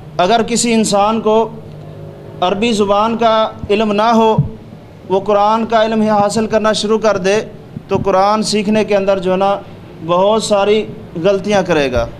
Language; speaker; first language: Urdu; non-native, local second language; Punjabi